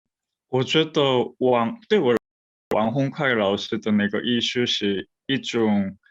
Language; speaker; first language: Chinese; non-native, fluent; Korean